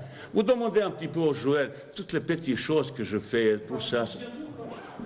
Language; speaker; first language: French; non-native, fluent; Bosnian